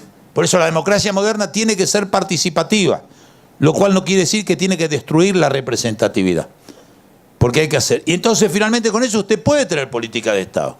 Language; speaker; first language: Spanish; native; Spanish